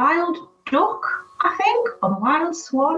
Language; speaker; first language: English; native; English